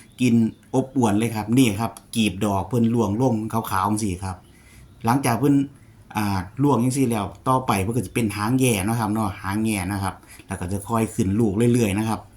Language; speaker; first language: Thai; non-native, local second language; Lao